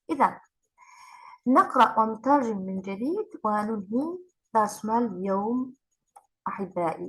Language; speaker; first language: Arabic; non-native, fluent; Turkish